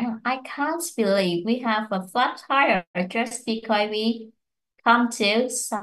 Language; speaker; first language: English; non-native, fluent; Vietnamese